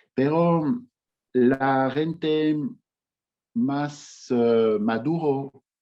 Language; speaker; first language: Spanish; non-native, fluent; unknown